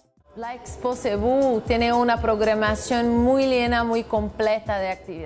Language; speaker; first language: Spanish; non-native, fluent; Portuguese